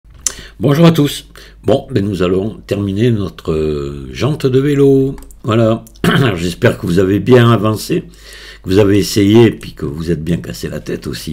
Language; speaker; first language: French; native; French